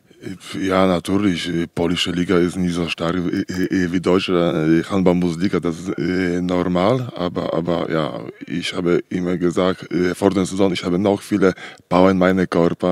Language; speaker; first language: German; non-native, learner; Polish